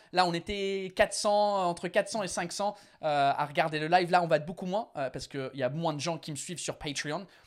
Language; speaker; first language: French; non-native, fluent; English